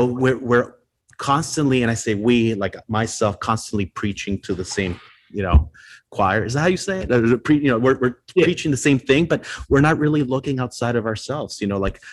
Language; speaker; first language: English; non-native, fluent; Spanish